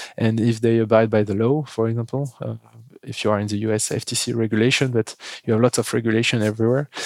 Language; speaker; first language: English; non-native, fluent; French